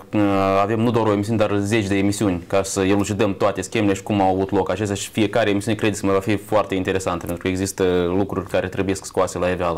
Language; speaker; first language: Romanian; native; Romanian